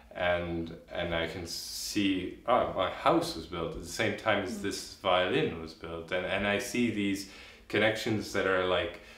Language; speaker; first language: English; native; English